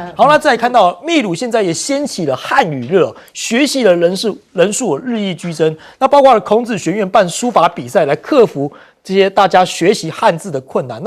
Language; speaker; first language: Chinese; native; Chinese